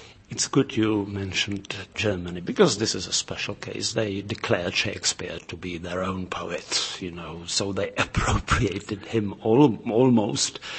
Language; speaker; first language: English; non-native, fluent; Czech